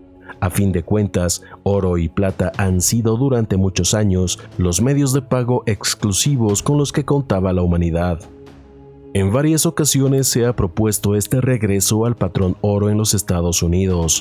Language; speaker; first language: Spanish; native; Spanish